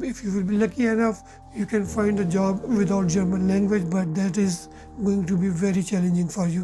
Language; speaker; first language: English; non-native, local second language; Urdu